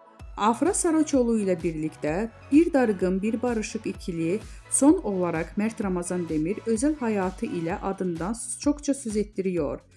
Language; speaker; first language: Turkish; native; Turkish